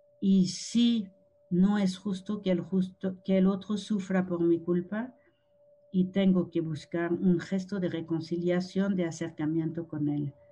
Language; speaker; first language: Spanish; non-native, fluent; French